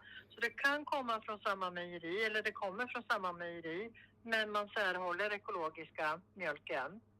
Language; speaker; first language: Swedish; native; Swedish